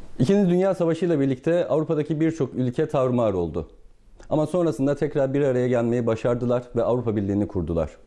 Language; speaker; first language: Turkish; native; Turkish